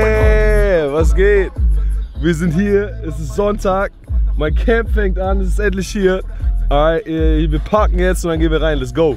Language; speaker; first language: German; native; German